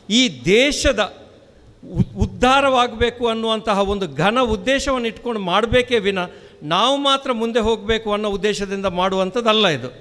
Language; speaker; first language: Kannada; non-native, local second language; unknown